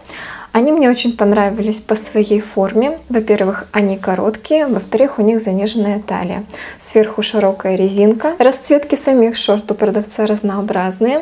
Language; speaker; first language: Russian; native; Russian